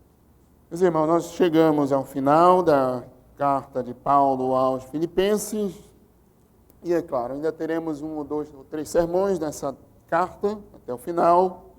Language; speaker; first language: Portuguese; native; Portuguese